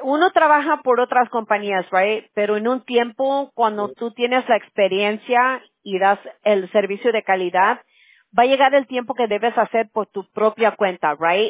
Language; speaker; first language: Spanish; early bilingual, heritage; Spanish